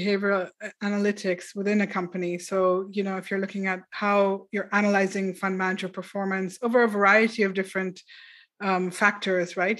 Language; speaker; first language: English; non-native, local second language; Urdu